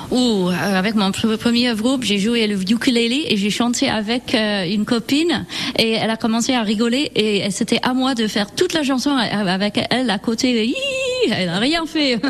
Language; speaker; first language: French; non-native, learner; English